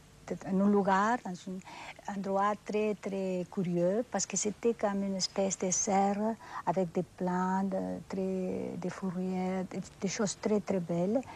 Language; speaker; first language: French; non-native, fluent; Spanish